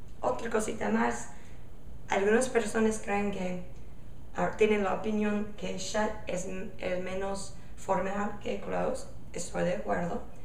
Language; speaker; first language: Spanish; non-native, fluent; English